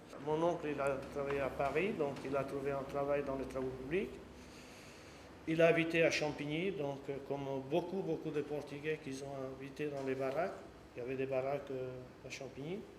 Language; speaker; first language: French; non-native, fluent; Portuguese